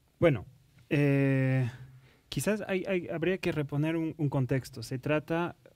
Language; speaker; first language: Spanish; non-native, fluent; French